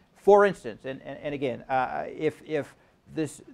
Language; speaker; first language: English; native; English